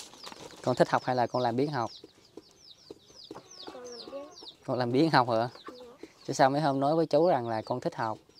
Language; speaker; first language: Vietnamese; native; Vietnamese